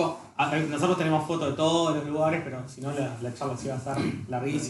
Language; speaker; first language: Spanish; native; Spanish